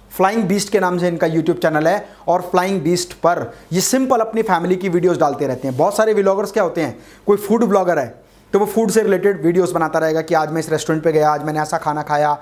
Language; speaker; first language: Hindi; native; Hindi